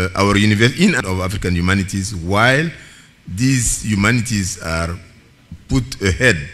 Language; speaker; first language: English; non-native, fluent; Bambara